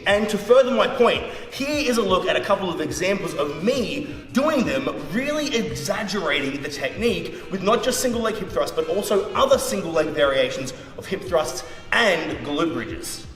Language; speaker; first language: English; native; English